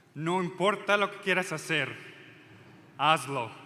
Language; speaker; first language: Spanish; early bilingual, other home language; English